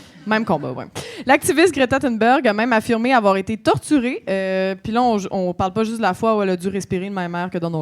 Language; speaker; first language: French; native; French